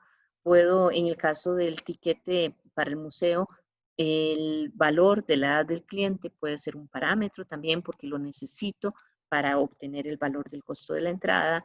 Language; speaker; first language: Spanish; native; Spanish